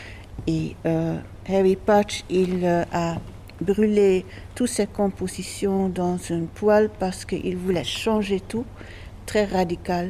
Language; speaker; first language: French; non-native, learner; Dutch